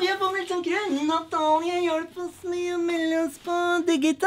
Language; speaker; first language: Norwegian; native; Norwegian